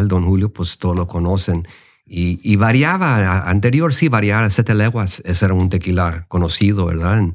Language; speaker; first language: Spanish; early bilingual, heritage; Spanish